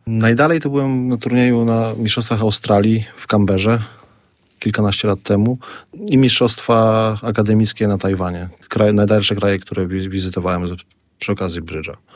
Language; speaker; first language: Polish; native; Polish